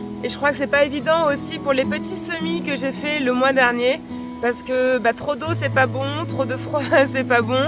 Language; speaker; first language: French; native; French